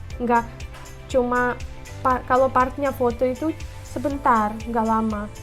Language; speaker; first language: Indonesian; non-native, fluent; Russian